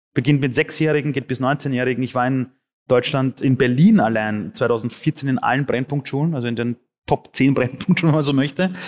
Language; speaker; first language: German; early bilingual, other home language; Persian